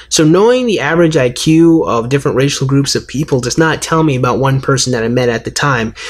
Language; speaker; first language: English; native; English